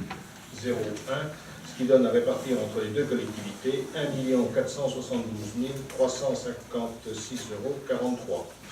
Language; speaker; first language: French; native; French